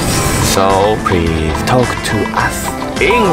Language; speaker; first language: English; non-native, learner; Japanese